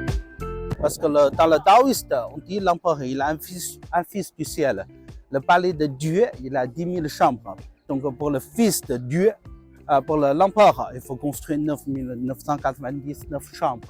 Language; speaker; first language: French; non-native, learner; Chinese